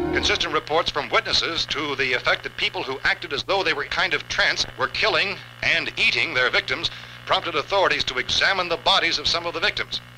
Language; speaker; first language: English; non-native, fluent; Danish